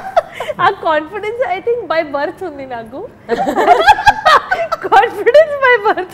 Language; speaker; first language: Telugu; non-native, learner; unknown